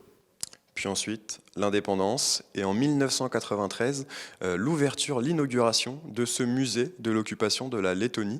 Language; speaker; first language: French; native; French